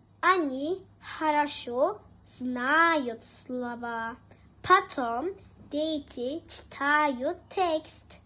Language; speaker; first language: Russian; non-native, learner; Turkish